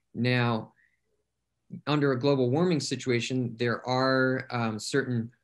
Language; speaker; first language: English; native; English